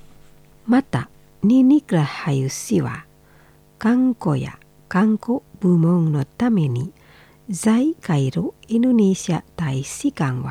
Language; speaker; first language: Japanese; non-native, fluent; Indonesian